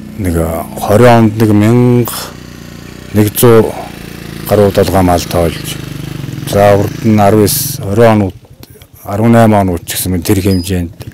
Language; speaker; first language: Mongolian; native; Mongolian